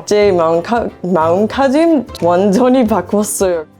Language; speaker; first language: Korean; non-native, learner; English